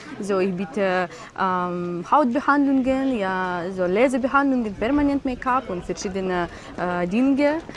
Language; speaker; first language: German; non-native, learner; Ukrainian